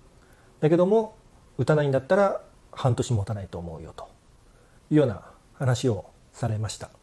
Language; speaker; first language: Japanese; native; Japanese